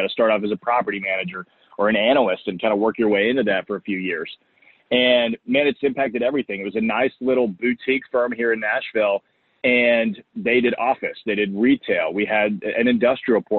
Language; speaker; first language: English; native; English